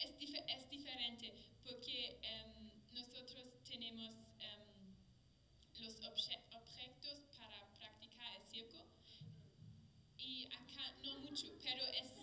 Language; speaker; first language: Spanish; non-native, learner; German